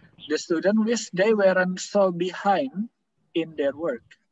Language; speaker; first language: English; non-native, fluent; Indonesian